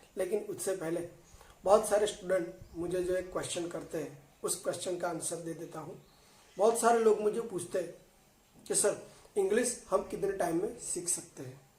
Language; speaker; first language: Hindi; non-native, local second language; Gujarati